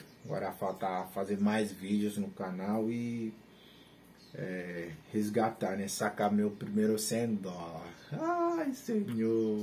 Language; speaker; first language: Portuguese; non-native, learner; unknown